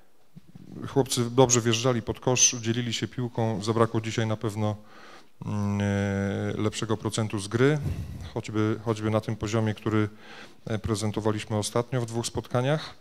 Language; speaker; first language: Polish; native; Polish